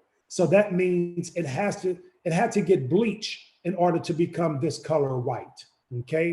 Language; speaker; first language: English; native; English